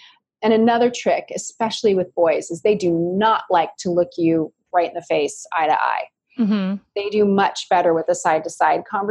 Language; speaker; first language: English; native; English